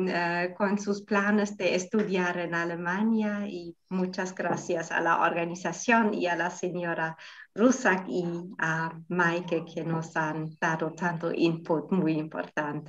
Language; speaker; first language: Spanish; non-native, fluent; German